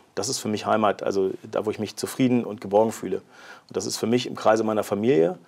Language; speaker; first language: German; native; German